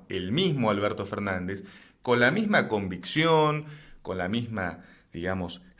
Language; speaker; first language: Spanish; native; Spanish